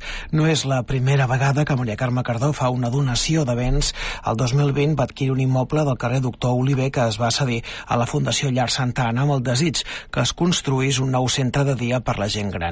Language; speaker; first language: Catalan; native; Catalan